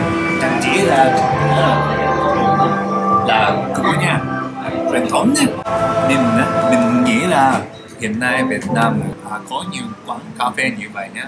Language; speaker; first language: Vietnamese; non-native, fluent; Japanese